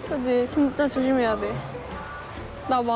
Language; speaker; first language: Korean; non-native, fluent; Thai